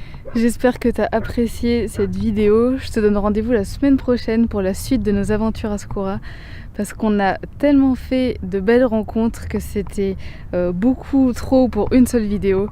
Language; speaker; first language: French; native; French